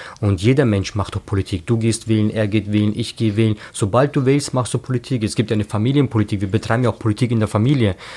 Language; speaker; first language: German; early bilingual, other home language; Turkish